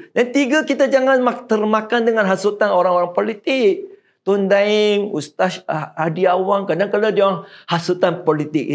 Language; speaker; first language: Malay; non-native, local second language; Chinese